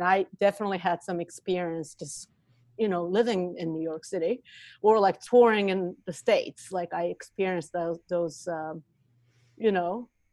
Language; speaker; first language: English; non-native, fluent; Japanese